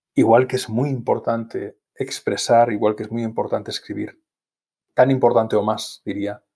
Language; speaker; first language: Spanish; native; Spanish